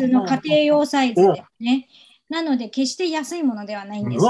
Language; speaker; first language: Japanese; non-native, fluent; Chinese